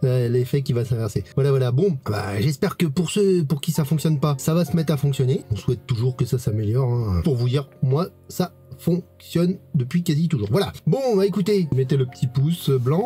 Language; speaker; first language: French; native; French